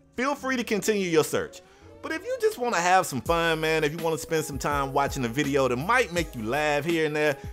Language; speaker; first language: English; native; English